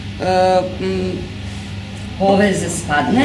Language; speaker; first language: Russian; non-native, fluent; Serbian